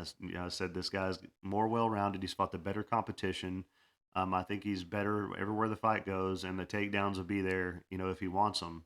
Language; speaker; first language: English; native; English